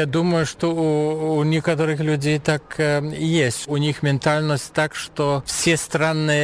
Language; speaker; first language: Russian; non-native, fluent; German